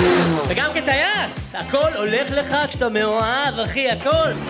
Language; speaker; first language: Hebrew; native; Hebrew